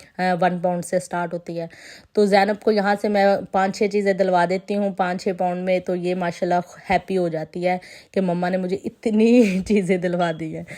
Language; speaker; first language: Urdu; non-native, local second language; Punjabi